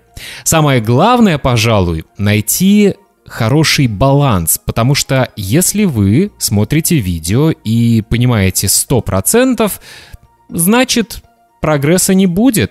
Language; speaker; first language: Russian; native; Russian